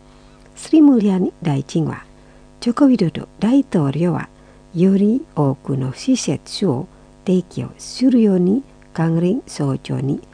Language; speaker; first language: Japanese; non-native, fluent; Indonesian